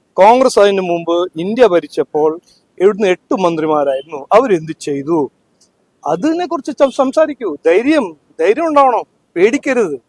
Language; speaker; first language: Malayalam; early bilingual, heritage; Malayalam